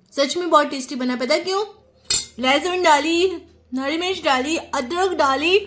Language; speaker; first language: Hindi; non-native, local second language; Bangla